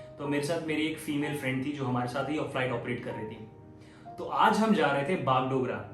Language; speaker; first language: Hindi; non-native, local second language; Nepali